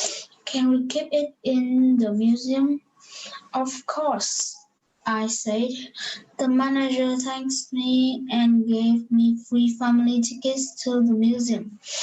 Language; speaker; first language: English; non-native, learner; Vietnamese